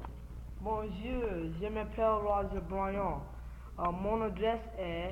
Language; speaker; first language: French; non-native, learner; English